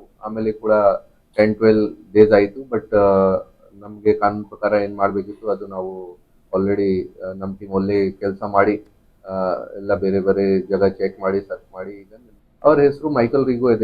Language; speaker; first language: Kannada; non-native, fluent; Hindi